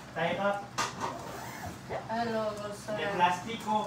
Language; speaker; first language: Spanish; early bilingual, heritage; Spanish